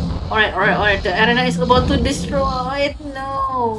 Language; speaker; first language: English; non-native, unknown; Indonesian